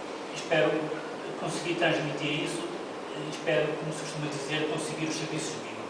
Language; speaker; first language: Portuguese; native; Portuguese